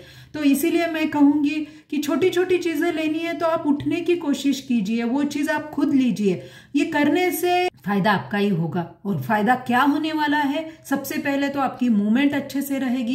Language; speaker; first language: Hindi; non-native, local second language; Marathi